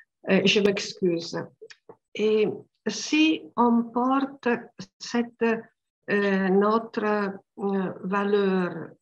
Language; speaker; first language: French; non-native, learner; Italian